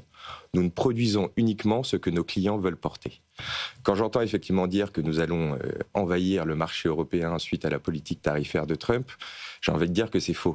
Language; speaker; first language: French; native; French